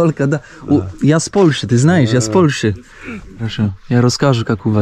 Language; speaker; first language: Russian; non-native, learner; Polish